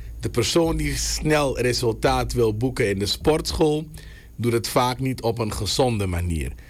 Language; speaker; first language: Dutch; native; Dutch